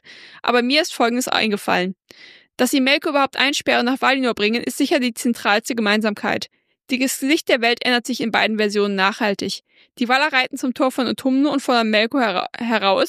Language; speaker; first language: German; native; German